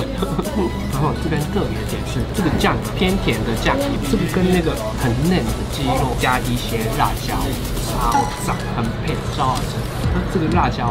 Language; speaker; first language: Chinese; non-native, fluent; Japanese